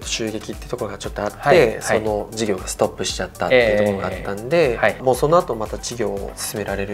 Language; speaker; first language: Japanese; native; Japanese